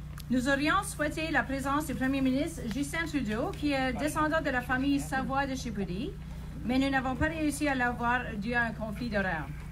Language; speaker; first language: French; native; French